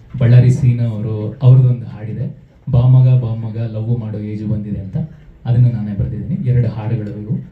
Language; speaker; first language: Kannada; native; Kannada